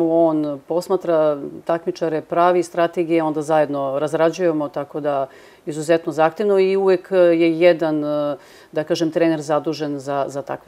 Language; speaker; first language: Serbian; native; Serbian